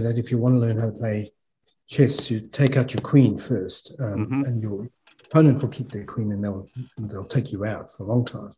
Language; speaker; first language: English; native; English